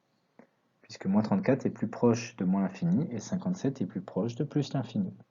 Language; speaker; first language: French; native; French